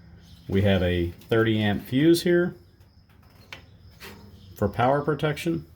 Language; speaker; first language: English; native; English